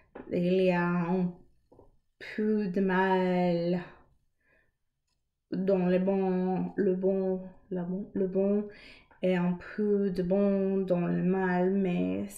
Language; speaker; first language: French; non-native, learner; English